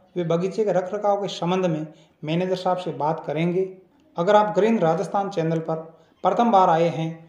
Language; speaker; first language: Hindi; native; Hindi